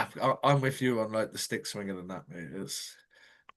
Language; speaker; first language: English; native; English